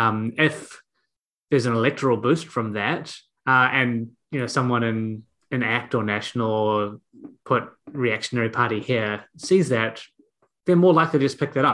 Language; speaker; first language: English; native; English